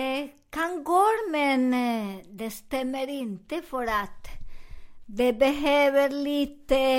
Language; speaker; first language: Swedish; non-native, learner; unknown